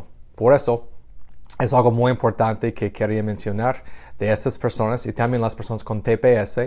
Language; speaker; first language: Spanish; non-native, fluent; English